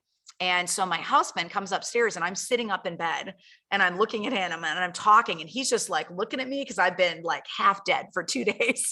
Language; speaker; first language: English; native; English